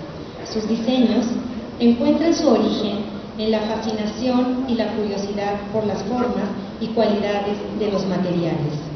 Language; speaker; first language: Spanish; native; Spanish